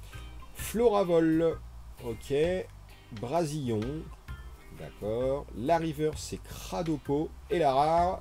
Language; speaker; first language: French; native; French